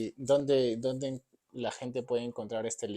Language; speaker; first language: Spanish; native; Spanish